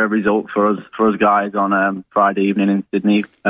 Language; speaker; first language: English; native; English